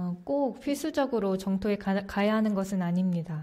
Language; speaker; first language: Korean; native; Korean